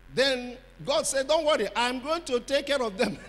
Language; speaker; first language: English; non-native, local second language; Igbo